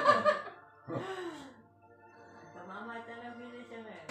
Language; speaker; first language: German; non-native, learner; Filipino